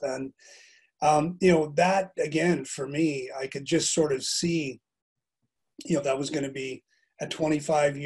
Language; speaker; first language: English; native; English